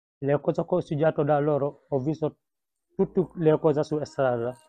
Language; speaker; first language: Italian; non-native, learner; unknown